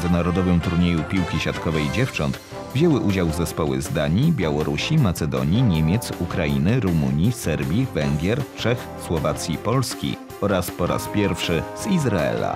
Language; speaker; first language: Polish; native; Polish